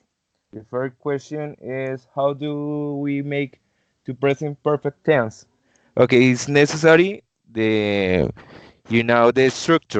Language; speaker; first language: English; non-native, learner; Spanish